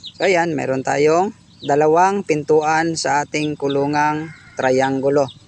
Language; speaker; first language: Filipino; non-native, local second language; Cebuano